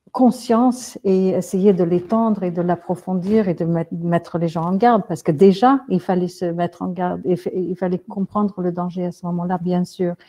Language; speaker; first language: French; non-native, fluent; English